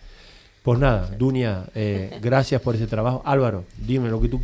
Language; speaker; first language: Spanish; native; Spanish